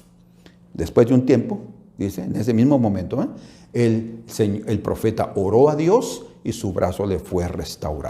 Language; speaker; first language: Spanish; native; Spanish